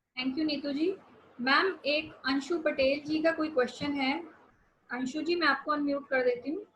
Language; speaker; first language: Hindi; native; Hindi